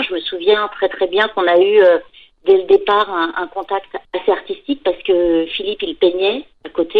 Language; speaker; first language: French; native; French